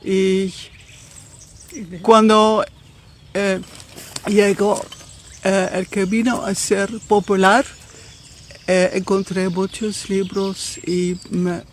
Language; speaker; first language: Spanish; non-native, fluent; Dutch